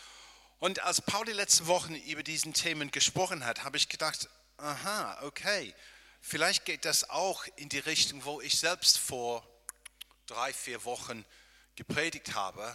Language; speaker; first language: German; non-native, fluent; English